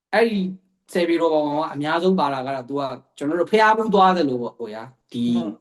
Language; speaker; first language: Burmese; native; Burmese